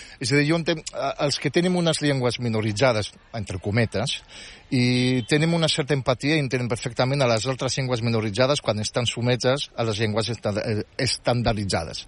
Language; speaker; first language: Catalan; non-native, fluent; Riffian